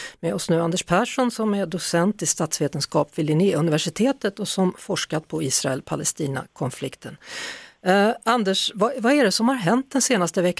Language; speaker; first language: Swedish; native; Swedish